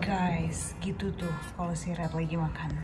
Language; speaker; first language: Indonesian; native; Indonesian